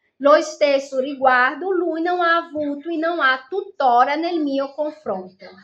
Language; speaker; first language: Italian; non-native, fluent; Portuguese